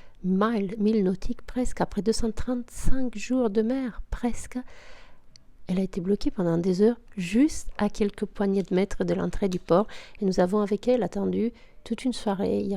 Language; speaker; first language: French; native; French